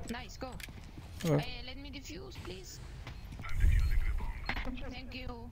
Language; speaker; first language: English; non-native, learner; Portuguese